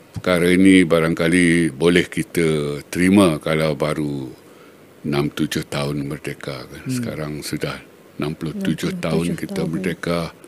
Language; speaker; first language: Malay; native; Malay